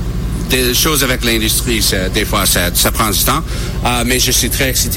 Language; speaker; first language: French; non-native, learner; English